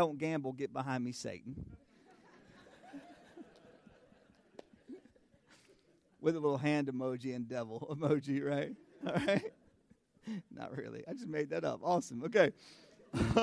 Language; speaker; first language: English; native; English